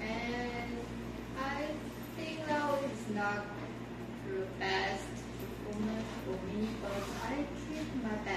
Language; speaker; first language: English; non-native, learner; Chinese